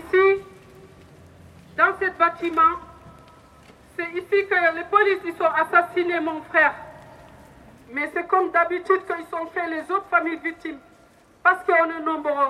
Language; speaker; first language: French; non-native, local second language; Wolof